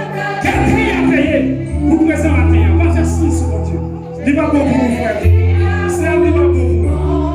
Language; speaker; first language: French; non-native, learner; Haitian Creole